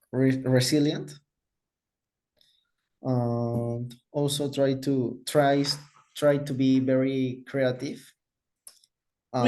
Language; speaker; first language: English; non-native, learner; Spanish